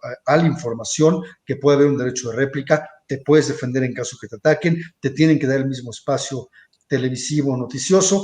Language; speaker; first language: Spanish; native; Spanish